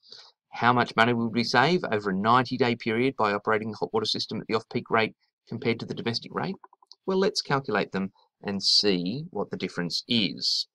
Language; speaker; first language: English; native; English